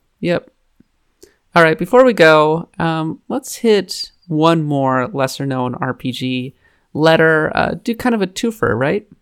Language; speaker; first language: English; native; English